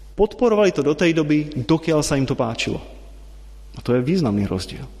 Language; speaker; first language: Slovak; non-native, fluent; Czech